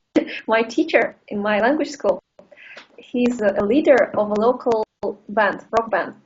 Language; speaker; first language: English; non-native, fluent; Russian